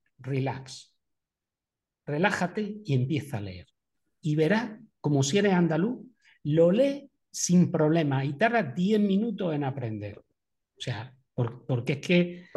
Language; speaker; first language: Spanish; native; Spanish